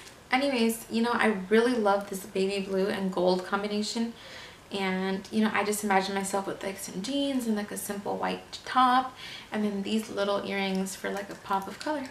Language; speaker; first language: English; early bilingual, other home language; Spanish